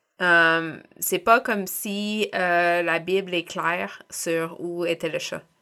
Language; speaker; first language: French; native; French